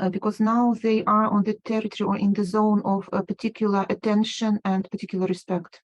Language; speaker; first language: English; non-native, fluent; Ukrainian